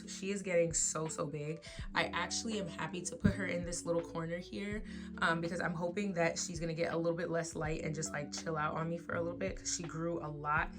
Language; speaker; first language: English; native; English